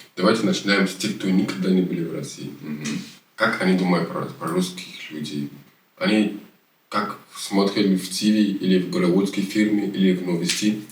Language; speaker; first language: Russian; non-native, fluent; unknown